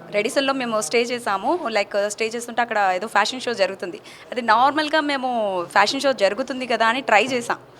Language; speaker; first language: Telugu; native; Telugu